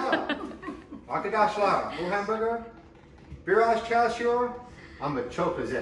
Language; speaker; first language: Turkish; non-native, learner; English